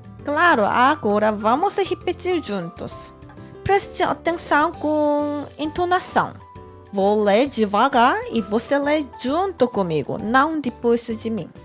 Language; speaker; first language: Portuguese; non-native, fluent; Korean